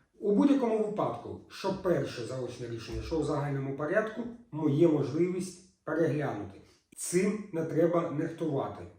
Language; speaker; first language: Ukrainian; native; Ukrainian